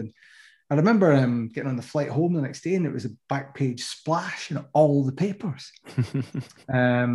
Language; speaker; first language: English; native; English